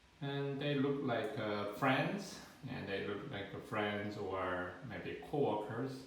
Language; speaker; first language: English; non-native, fluent; Korean